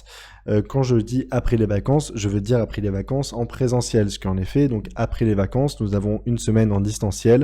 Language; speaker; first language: French; native; French